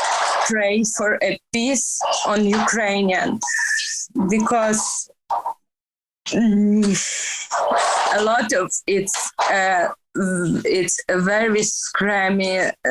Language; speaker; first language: English; non-native, learner; Ukrainian